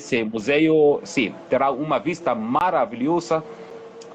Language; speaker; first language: Portuguese; non-native, fluent; Arabic